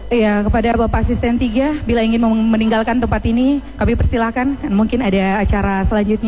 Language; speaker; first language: Indonesian; native; Indonesian